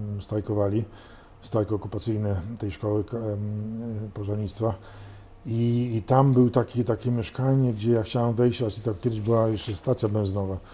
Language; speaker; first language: Polish; early bilingual, heritage; Polish